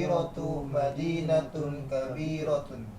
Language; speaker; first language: Arabic; non-native, learner; Indonesian